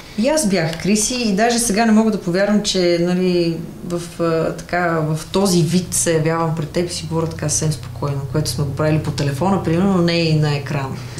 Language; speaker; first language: Bulgarian; early bilingual, other home language; Russian